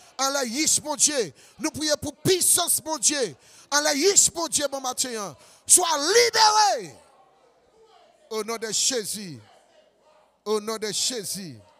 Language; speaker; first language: French; non-native, local second language; Guadeloupean Creole French